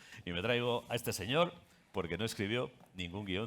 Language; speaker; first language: Spanish; native; Spanish